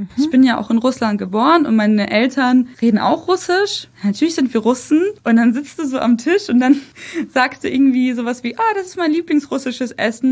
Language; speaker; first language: German; early bilingual, other home language; Russian